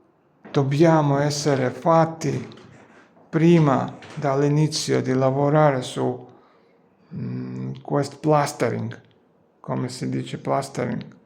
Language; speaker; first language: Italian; non-native, learner; Georgian